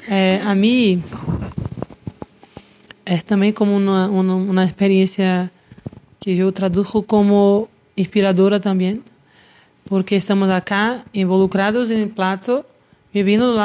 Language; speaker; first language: Spanish; non-native, learner; Portuguese